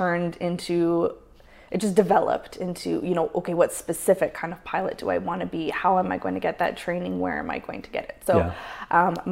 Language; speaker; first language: English; native; English